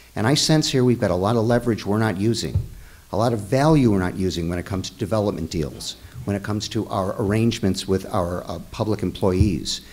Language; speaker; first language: English; native; English